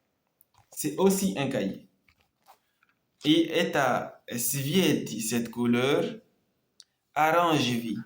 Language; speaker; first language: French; non-native, local second language; Comorian